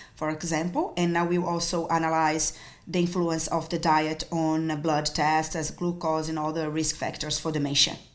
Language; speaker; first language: English; non-native, fluent; Portuguese